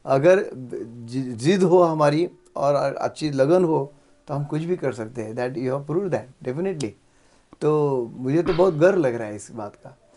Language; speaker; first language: Hindi; non-native, local second language; Marathi